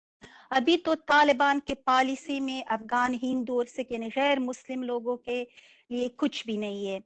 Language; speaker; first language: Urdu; non-native, fluent; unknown